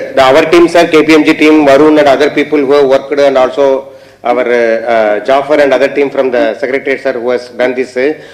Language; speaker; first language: English; non-native, local second language; Telugu